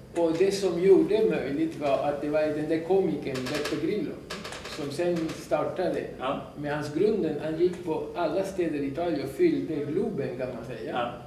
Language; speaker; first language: Swedish; non-native, fluent; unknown